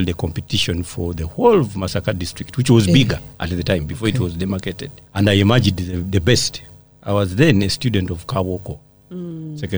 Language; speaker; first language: English; non-native, local second language; Ganda